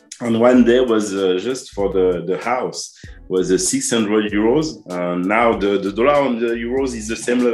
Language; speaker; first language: English; non-native, learner; French